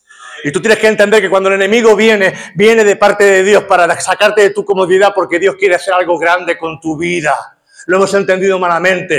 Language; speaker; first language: Spanish; native; Spanish